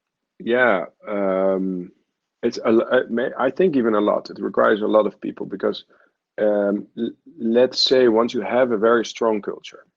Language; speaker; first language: English; non-native, fluent; Dutch